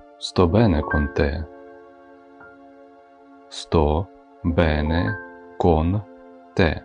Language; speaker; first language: Italian; non-native, fluent; Ukrainian